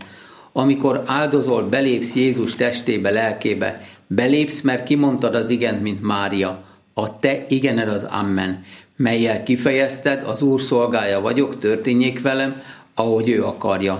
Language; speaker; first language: Hungarian; native; Hungarian